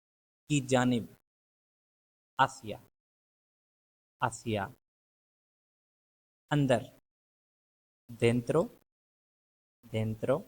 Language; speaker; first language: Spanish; non-native, fluent; Urdu